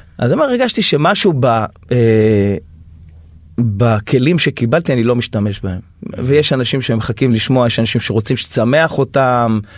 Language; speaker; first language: Hebrew; native; Hebrew